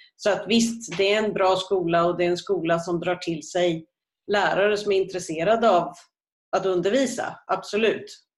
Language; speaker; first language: Swedish; native; Swedish